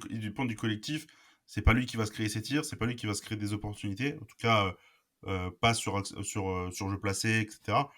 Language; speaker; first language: French; native; French